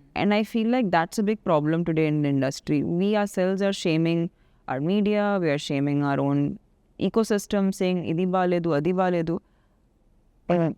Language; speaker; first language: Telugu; non-native, local second language; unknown